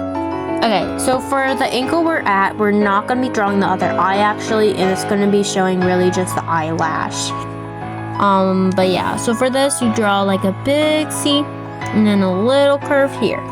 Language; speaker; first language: English; native; English